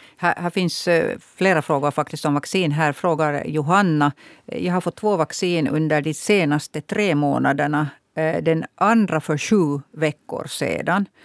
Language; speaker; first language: Swedish; native; Swedish